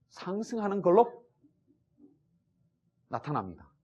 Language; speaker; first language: Korean; native; Korean